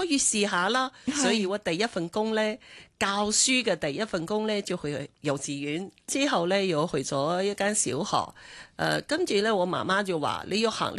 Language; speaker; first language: Cantonese; non-native, local second language; Chinese